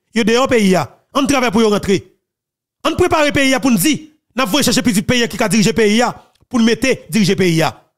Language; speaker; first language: French; non-native, local second language; Haitian Creole